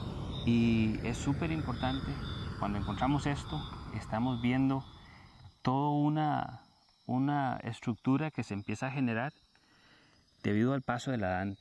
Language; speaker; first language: Spanish; native; Spanish